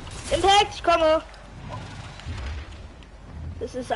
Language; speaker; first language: German; non-native, learner; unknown